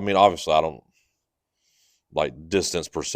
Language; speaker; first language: English; native; English